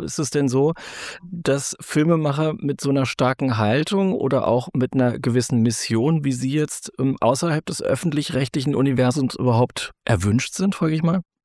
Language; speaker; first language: German; native; German